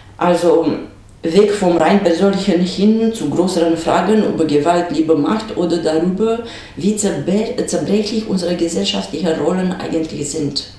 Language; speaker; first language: German; non-native, fluent; Romanian